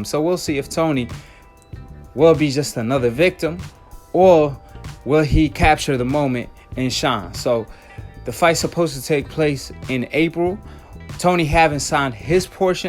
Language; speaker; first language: English; native; English